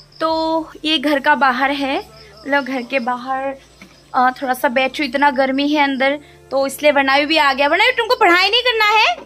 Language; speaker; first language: Hindi; non-native, local second language; Nepali